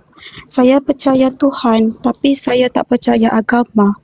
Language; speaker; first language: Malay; non-native, local second language; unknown